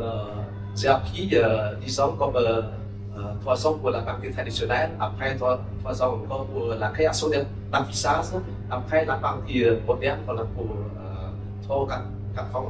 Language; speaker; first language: French; non-native, local second language; Khmer